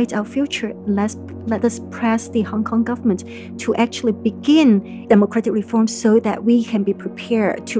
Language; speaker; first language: English; non-native, local second language; Cantonese